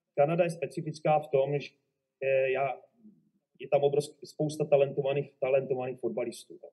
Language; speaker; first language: Czech; native; Czech